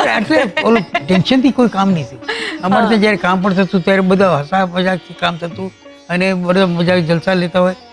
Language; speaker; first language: Gujarati; non-native, local second language; Kachhi